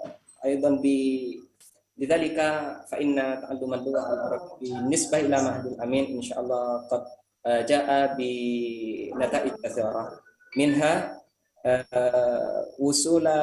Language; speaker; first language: Arabic; non-native, fluent; Indonesian